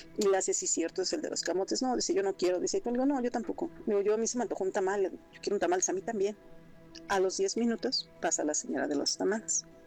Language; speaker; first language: Spanish; native; Spanish